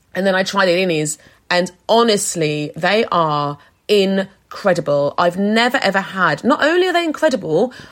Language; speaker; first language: English; native; English